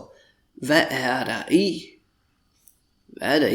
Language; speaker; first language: Danish; non-native, fluent; English